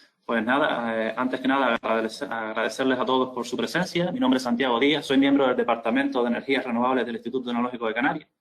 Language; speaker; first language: Spanish; native; Spanish